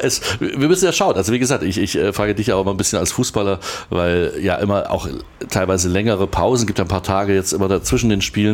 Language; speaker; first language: German; native; German